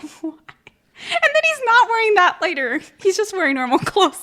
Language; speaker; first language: English; native; English